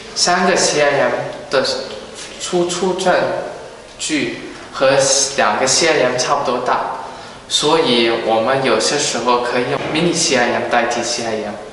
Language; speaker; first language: Chinese; early bilingual, heritage; Chinese